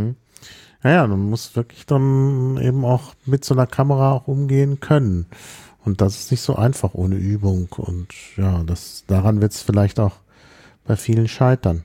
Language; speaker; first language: German; native; German